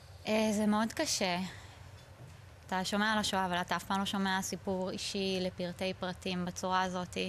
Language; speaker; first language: Hebrew; native; Hebrew